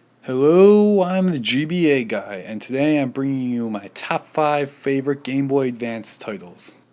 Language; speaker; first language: English; native; English